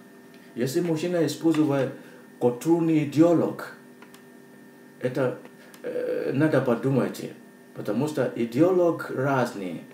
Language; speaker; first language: Russian; non-native, learner; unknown